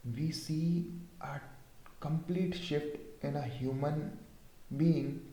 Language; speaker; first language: English; non-native, local second language; Hindi